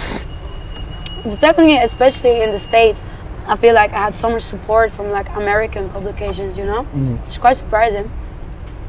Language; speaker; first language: English; native; English